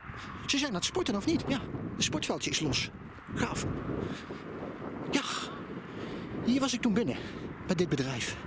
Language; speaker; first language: Dutch; native; Dutch